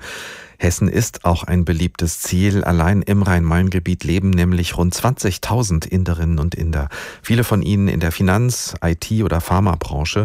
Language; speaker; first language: German; native; German